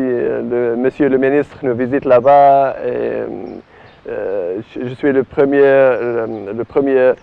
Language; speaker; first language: French; non-native, learner; Arabic